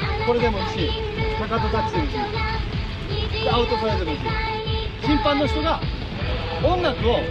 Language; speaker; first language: Japanese; native; Japanese